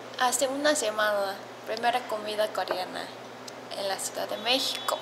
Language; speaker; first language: Spanish; non-native, learner; Korean